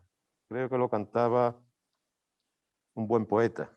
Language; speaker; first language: Spanish; native; Spanish